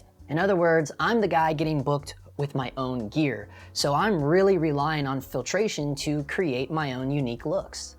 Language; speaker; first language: English; native; English